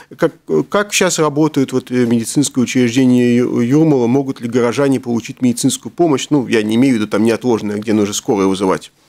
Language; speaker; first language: Russian; native; Russian